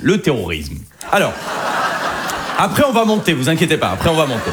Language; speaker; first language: French; native; French